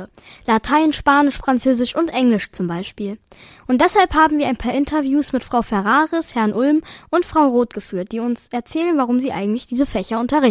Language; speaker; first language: German; native; German